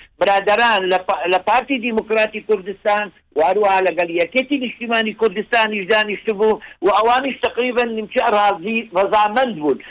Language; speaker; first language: Central Kurdish; non-native, local second language; Assyrian Neo-Aramaic